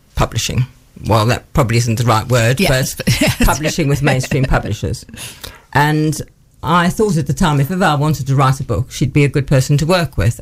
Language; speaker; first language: English; native; English